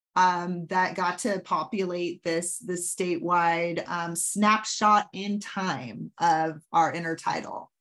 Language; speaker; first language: English; native; English